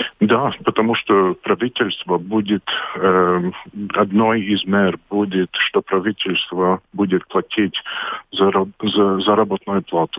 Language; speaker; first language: Russian; non-native, local second language; Latvian